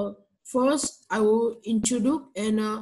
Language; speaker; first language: English; non-native, learner; Vietnamese